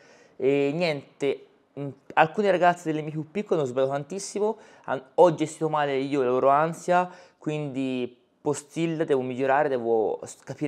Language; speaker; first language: Italian; native; Italian